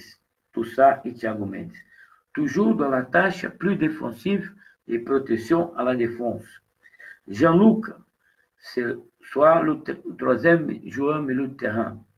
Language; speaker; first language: French; non-native, fluent; Portuguese